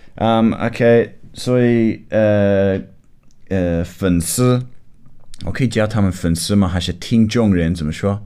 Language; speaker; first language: Chinese; non-native, fluent; English